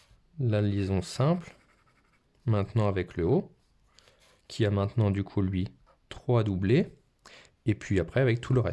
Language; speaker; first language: French; native; French